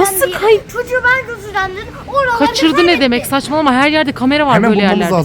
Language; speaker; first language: Turkish; native; Turkish